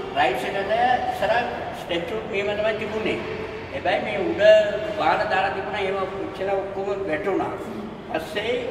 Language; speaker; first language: Sinhala; non-native, local second language; Tamil